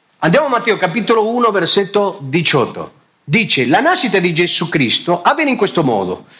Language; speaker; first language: Italian; non-native, fluent; Spanish